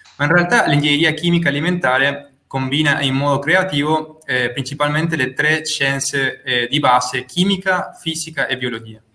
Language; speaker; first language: Italian; non-native, fluent; Spanish